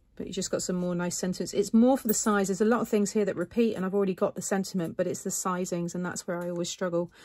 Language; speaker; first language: English; native; English